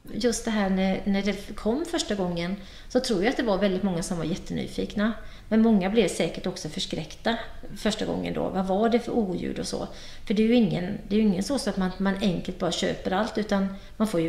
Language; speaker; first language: Swedish; native; Swedish